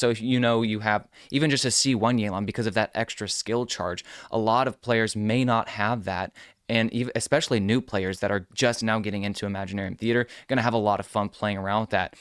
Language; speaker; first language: English; native; English